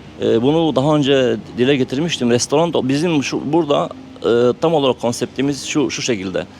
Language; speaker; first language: Turkish; native; Turkish